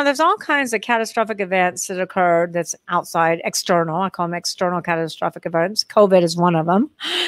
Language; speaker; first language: English; native; English